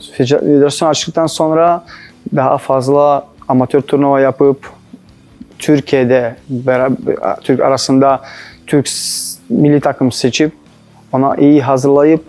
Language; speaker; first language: Turkish; non-native, learner; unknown